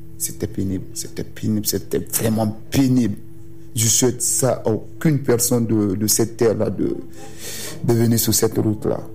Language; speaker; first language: French; non-native, local second language; Susu